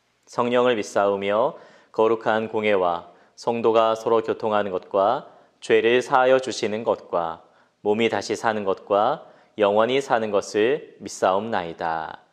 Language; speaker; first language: Korean; native; Korean